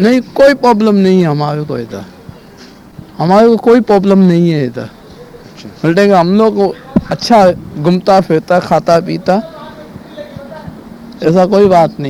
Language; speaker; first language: Hindi; non-native, local second language; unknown